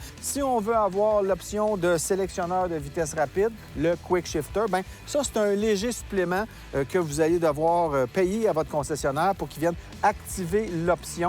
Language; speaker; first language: French; native; French